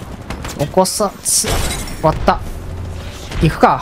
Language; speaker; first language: Japanese; native; Japanese